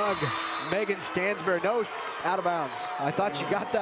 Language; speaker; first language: English; native; English